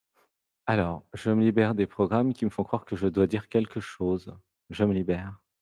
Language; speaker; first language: French; native; French